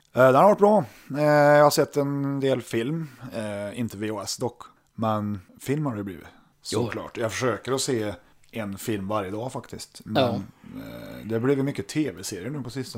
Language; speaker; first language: Swedish; native; Swedish